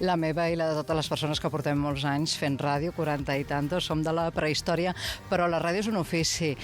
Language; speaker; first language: Catalan; native; Catalan